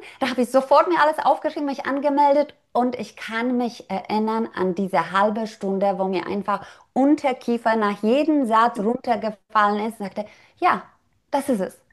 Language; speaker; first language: German; non-native, fluent; Polish